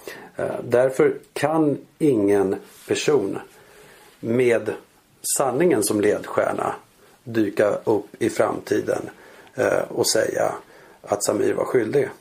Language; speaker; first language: Swedish; native; Swedish